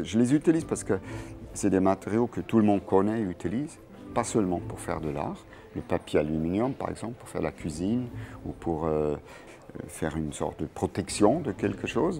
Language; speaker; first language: French; non-native, local second language; German